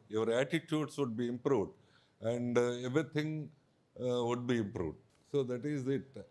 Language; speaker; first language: English; non-native, local second language; Telugu